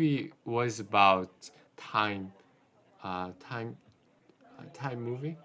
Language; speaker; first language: English; non-native, learner; Korean